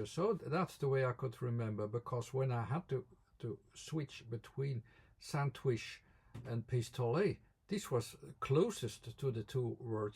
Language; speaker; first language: English; non-native, fluent; Dutch